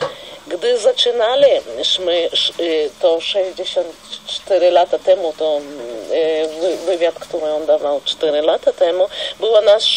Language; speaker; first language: Polish; non-native, fluent; Russian